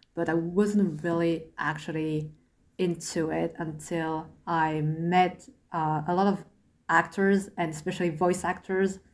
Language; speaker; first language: English; non-native, fluent; French